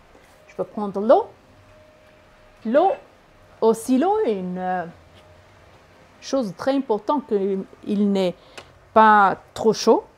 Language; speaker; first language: French; non-native, learner; Italian